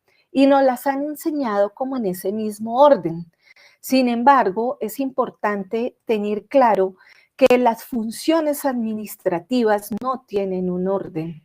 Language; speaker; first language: Spanish; native; Spanish